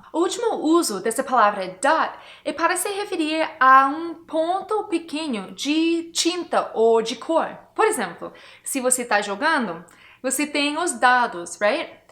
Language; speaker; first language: Portuguese; non-native, fluent; English